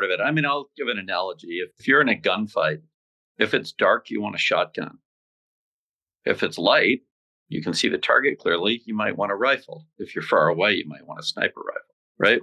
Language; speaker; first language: English; native; English